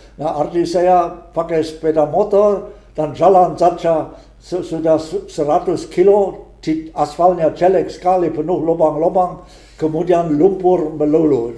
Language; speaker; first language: Indonesian; non-native, fluent; German